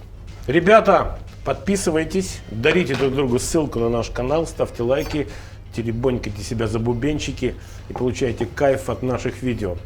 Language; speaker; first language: Russian; native; Russian